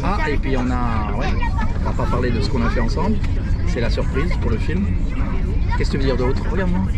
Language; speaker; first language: French; native; French